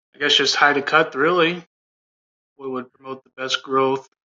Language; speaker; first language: English; native; English